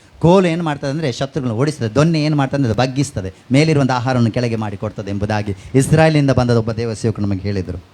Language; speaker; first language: Kannada; non-native, local second language; Tulu